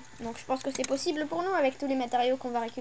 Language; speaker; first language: French; native; French